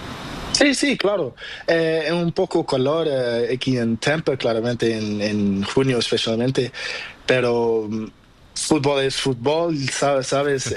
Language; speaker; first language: Spanish; non-native, learner; Portuguese